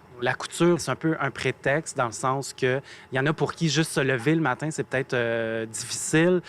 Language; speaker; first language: French; native; French